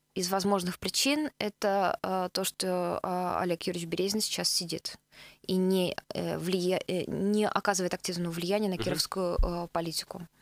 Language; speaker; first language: Russian; native; Russian